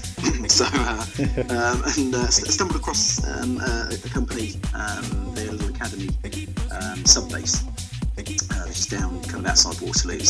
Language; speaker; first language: English; native; English